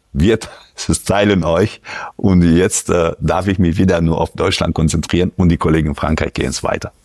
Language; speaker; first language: German; non-native, fluent; French